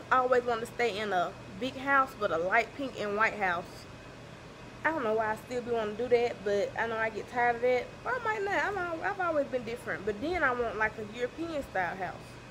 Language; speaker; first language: English; native; English